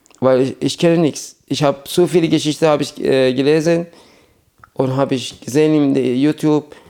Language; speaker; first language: German; non-native, learner; Persian